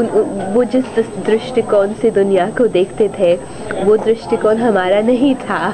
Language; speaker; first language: Hindi; native; Hindi